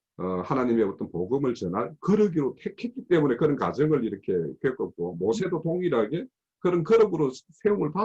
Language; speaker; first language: Korean; native; Korean